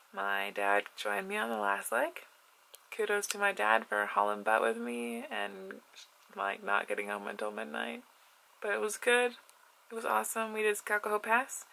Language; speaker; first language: English; native; English